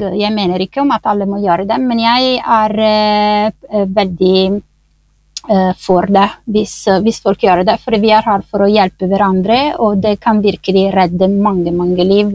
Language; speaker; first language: Norwegian; non-native, fluent; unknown